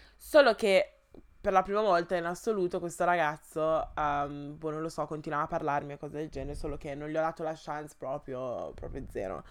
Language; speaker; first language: Italian; early bilingual, other home language; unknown